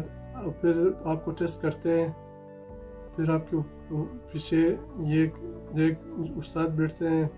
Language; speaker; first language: Hindi; non-native, fluent; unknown